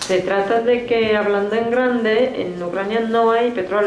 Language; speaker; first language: Spanish; native; Spanish